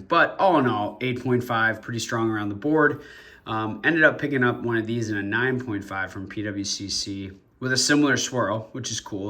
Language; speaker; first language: English; native; English